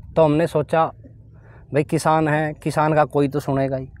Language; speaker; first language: Hindi; native; Hindi